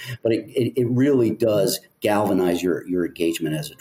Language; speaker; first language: English; native; English